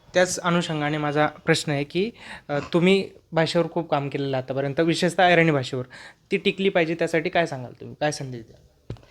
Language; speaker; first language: Marathi; native; Marathi